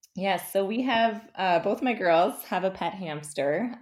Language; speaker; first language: English; native; English